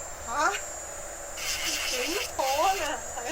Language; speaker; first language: Cantonese; non-native, fluent; Japanese